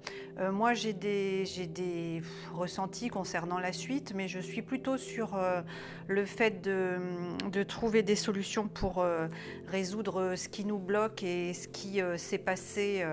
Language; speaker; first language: French; native; French